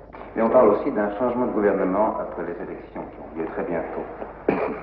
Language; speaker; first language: French; native; French